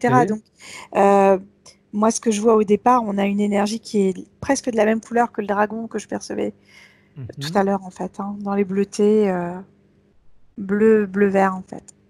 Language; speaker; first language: French; native; French